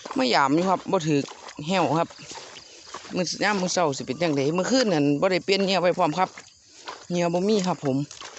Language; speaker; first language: Thai; native; Thai